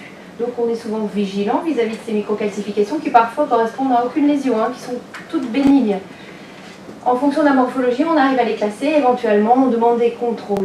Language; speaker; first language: French; native; French